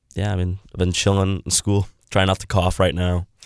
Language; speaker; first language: English; native; English